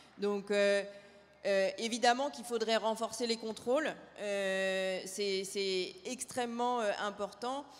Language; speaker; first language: French; native; French